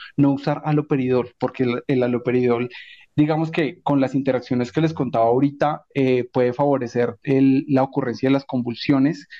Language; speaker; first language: Spanish; native; Spanish